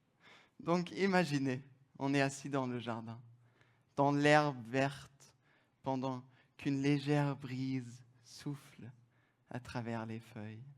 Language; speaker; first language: French; non-native, fluent; German